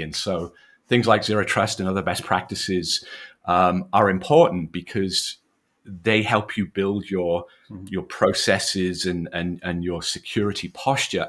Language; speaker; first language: English; native; English